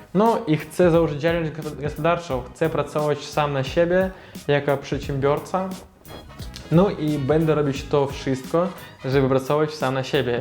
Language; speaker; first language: Polish; non-native, learner; Russian